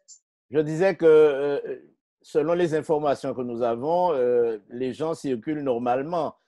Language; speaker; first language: French; native; French